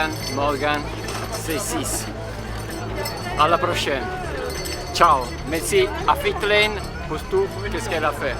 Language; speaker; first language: French; non-native, fluent; Italian